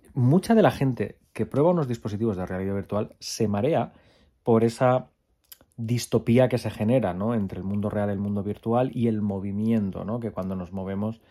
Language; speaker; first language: Spanish; native; Spanish